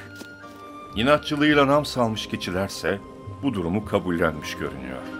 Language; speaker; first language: Turkish; native; Turkish